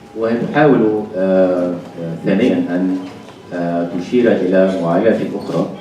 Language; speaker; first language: Arabic; native; Arabic